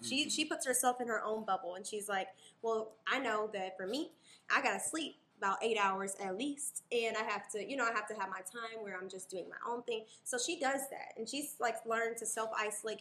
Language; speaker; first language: English; native; English